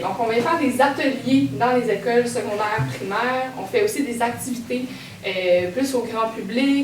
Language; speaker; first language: French; native; French